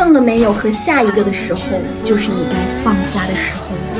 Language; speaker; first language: Chinese; native; Chinese